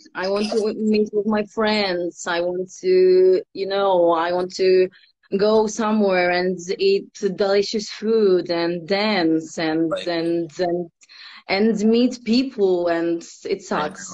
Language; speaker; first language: English; non-native, fluent; Polish